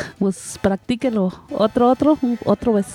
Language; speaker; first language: Spanish; native; Spanish